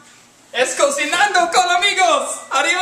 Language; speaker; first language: Spanish; non-native, learner; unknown